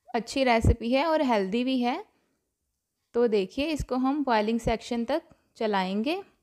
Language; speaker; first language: Hindi; non-native, local second language; Punjabi